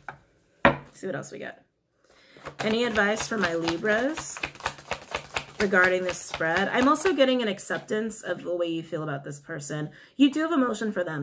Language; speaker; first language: English; native; English